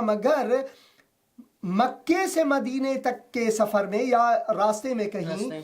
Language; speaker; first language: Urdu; non-native, fluent; Persian